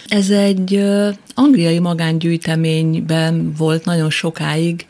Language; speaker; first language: Hungarian; native; Hungarian